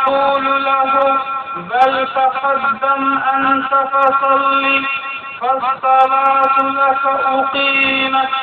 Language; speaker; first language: Arabic; native; Arabic